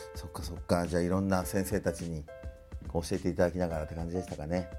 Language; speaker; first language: Japanese; non-native, fluent; Korean